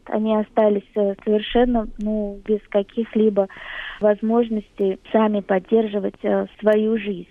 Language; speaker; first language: Russian; native; Russian